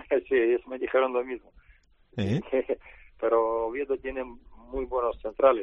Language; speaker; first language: Spanish; non-native, learner; Russian